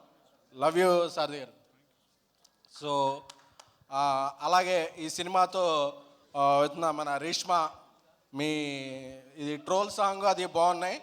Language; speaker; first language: Telugu; native; Telugu